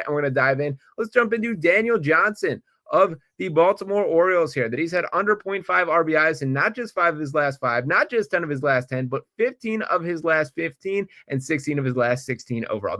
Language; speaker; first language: English; native; English